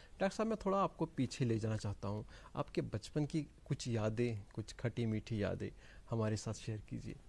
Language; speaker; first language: Urdu; non-native, local second language; Kashmiri